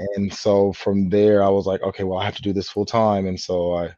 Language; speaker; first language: English; native; English